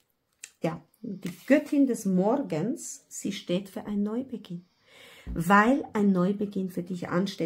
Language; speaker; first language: German; non-native, fluent; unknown